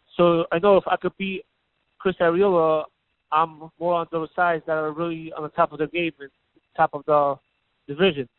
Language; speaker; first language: English; native; English